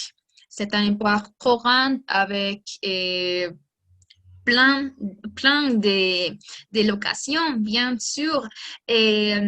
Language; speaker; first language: French; non-native, learner; Spanish